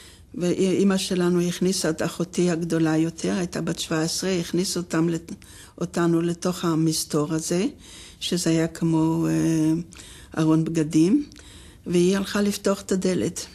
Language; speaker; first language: Hebrew; non-native, fluent; Dutch